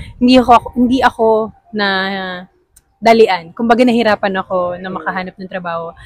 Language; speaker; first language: Filipino; native; Filipino